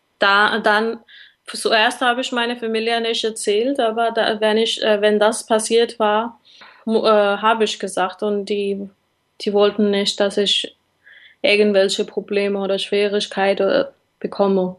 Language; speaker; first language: German; non-native, learner; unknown